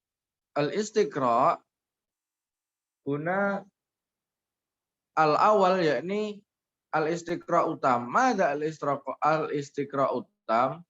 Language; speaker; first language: Arabic; non-native, learner; Indonesian